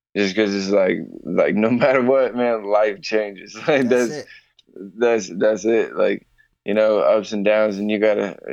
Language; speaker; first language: English; native; English